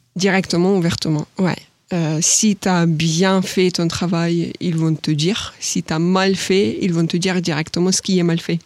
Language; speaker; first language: French; non-native, fluent; Ukrainian